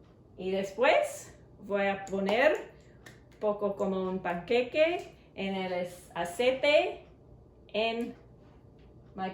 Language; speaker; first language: Spanish; non-native, learner; English